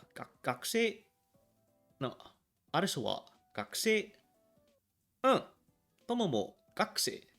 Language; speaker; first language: Japanese; non-native, learner; English